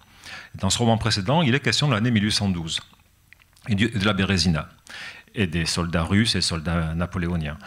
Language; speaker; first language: French; native; French